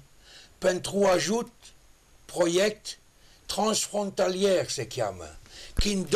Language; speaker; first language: Romanian; non-native, learner; French